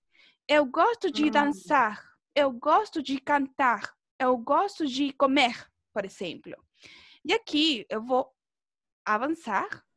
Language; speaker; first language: Portuguese; non-native, fluent; Spanish